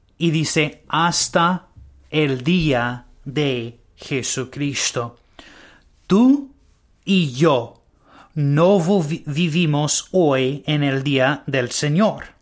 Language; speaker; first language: Spanish; non-native, learner; English